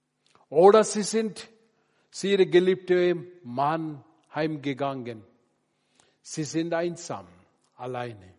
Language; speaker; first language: German; non-native, learner; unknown